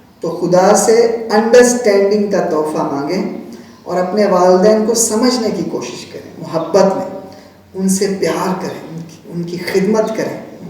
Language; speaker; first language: Urdu; non-native, local second language; Punjabi